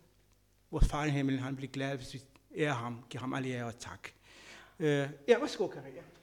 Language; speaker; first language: Danish; non-native, fluent; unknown